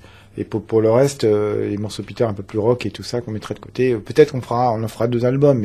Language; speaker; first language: French; native; French